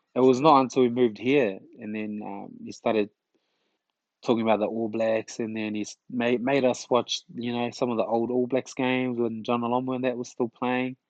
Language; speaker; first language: English; early bilingual, other home language; Tongan